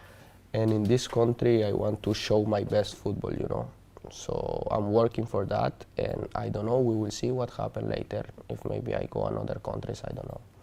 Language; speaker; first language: English; non-native, learner; Spanish